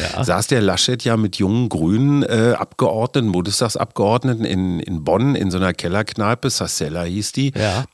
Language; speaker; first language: German; native; German